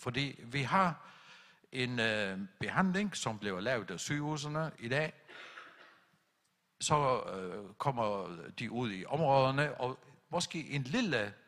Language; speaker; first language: Danish; non-native, local second language; Faroese